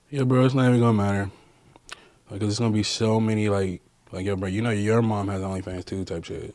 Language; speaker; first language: English; native; English